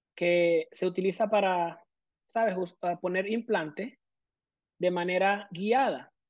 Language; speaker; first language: Spanish; native; Spanish